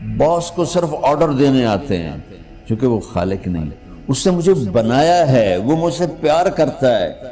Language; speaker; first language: Urdu; non-native, local second language; Punjabi